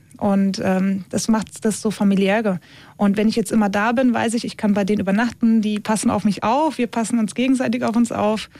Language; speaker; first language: German; early bilingual, other home language; Turkish